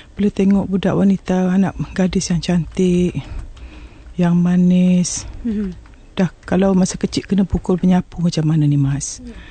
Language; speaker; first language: Malay; native; Malay